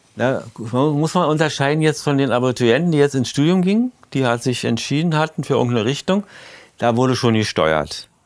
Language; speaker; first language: German; native; German